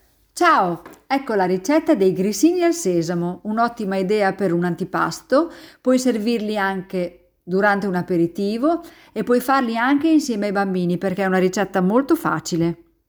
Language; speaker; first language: Italian; native; Italian